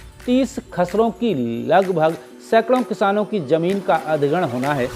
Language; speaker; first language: Hindi; native; Hindi